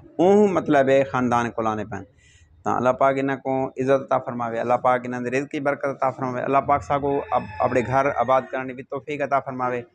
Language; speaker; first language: Urdu; non-native, local second language; Saraiki